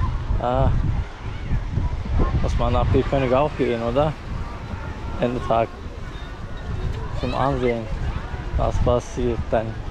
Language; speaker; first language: German; non-native, learner; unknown